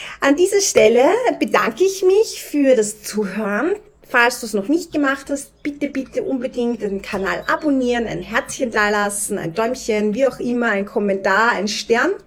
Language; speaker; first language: German; native; German